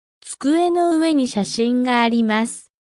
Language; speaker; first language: Japanese; non-native, fluent; Korean